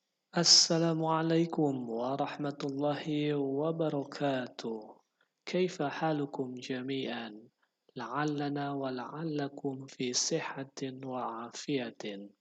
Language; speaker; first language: Arabic; non-native, fluent; Indonesian